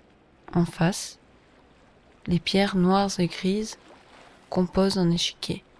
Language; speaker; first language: French; native; French